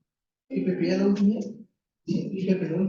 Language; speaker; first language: Spanish; native; Spanish